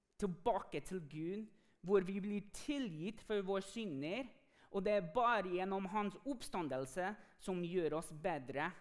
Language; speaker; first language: Norwegian; non-native, fluent; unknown